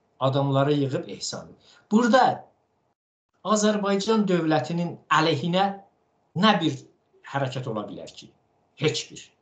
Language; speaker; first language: Azerbaijani; non-native, local second language; Talysh